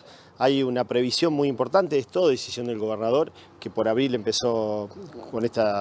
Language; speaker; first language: Spanish; native; Spanish